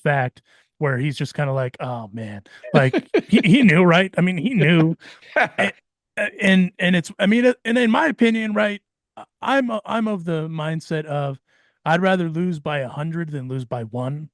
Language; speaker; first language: English; native; English